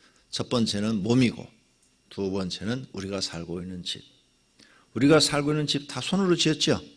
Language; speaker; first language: Korean; native; Korean